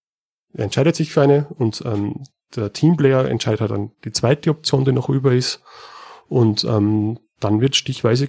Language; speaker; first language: German; native; German